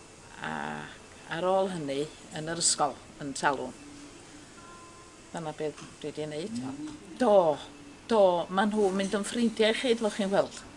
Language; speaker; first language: Welsh; native; Welsh